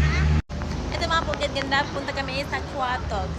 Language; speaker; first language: Filipino; non-native, learner; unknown